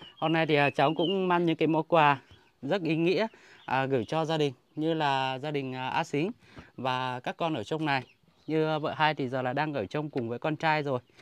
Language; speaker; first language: Vietnamese; non-native, local second language; Hmong